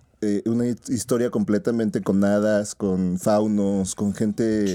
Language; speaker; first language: Spanish; native; Spanish